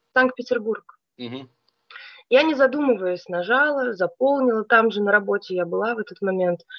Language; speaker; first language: Russian; native; Russian